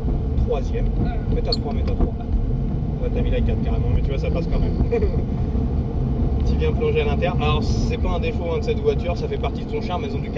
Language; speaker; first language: French; native; French